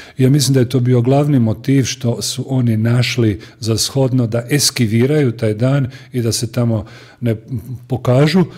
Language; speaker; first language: Croatian; native; Croatian